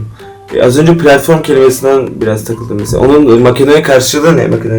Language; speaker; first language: Turkish; native; Turkish